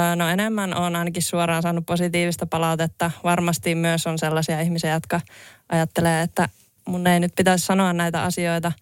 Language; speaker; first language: Finnish; native; Finnish